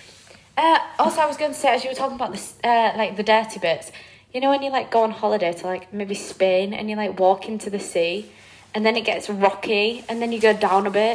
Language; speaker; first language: English; native; English